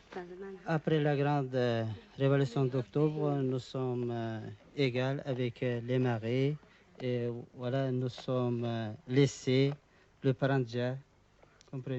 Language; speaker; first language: French; non-native, learner; Uzbek